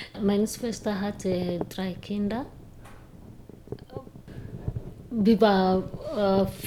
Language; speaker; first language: German; non-native, learner; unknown